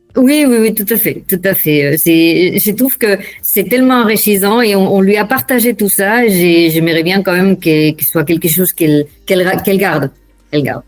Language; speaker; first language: French; non-native, fluent; Spanish